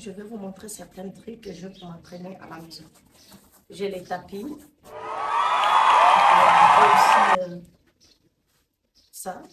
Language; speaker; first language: French; non-native, fluent; Portuguese